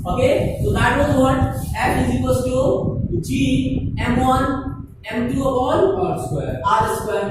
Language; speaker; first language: English; non-native, local second language; Hindi